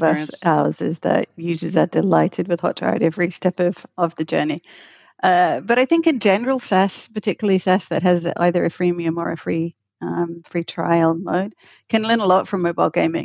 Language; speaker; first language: English; native; English